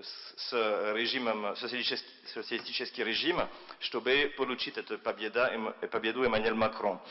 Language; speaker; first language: Russian; non-native, fluent; French